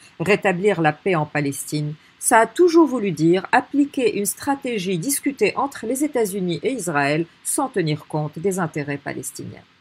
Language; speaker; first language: French; non-native, local second language; Arabic